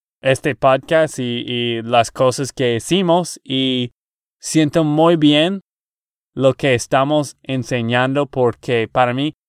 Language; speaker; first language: Spanish; non-native, fluent; English